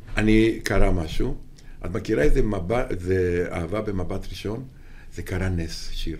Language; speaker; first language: Hebrew; non-native, fluent; Romanian